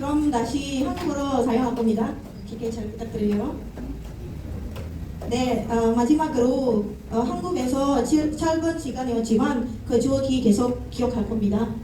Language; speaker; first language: Korean; non-native, learner; Indonesian